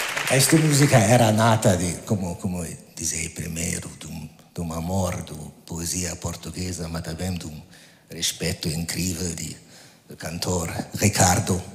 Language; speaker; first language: Portuguese; non-native, learner; Arabic